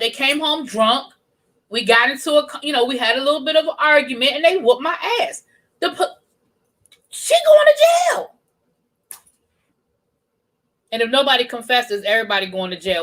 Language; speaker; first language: English; native; English